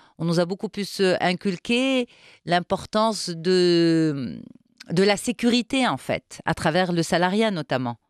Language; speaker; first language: French; non-native, local second language; Arabic